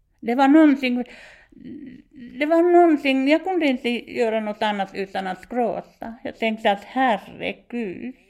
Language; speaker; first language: Swedish; non-native, fluent; Finnish